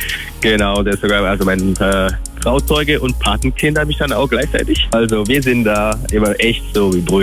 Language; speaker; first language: German; non-native, fluent; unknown